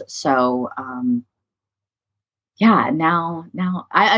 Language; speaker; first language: English; native; English